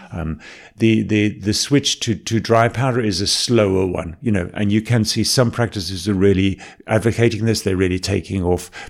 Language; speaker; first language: English; native; English